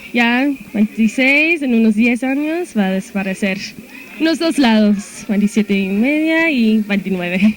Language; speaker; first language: Spanish; non-native, fluent; English